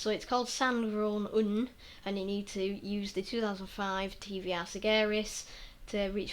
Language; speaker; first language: English; native; English